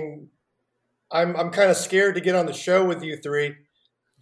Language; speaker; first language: English; native; English